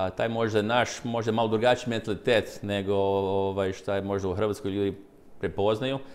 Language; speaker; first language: Croatian; early bilingual, heritage; Croatian